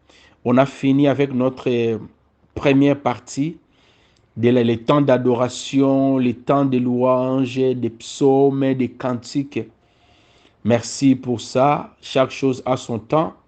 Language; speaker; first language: French; non-native, local second language; Lingala